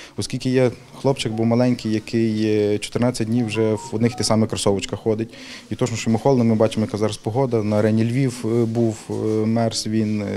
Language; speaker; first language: Ukrainian; native; Ukrainian